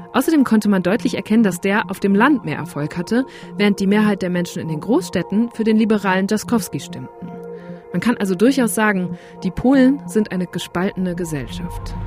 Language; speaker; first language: German; native; German